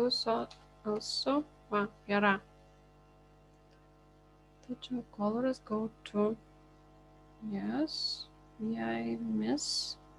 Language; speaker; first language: English; non-native, learner; Lithuanian